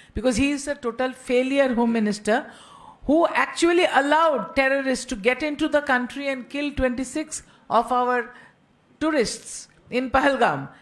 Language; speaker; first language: English; non-native, local second language; Bangla